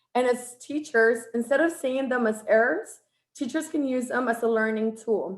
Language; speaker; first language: English; non-native, fluent; Spanish